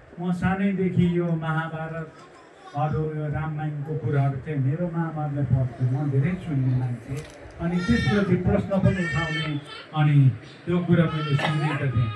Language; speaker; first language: Nepali; non-native, local second language; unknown